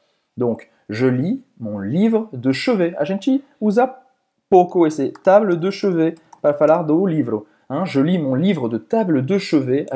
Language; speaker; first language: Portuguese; non-native, fluent; French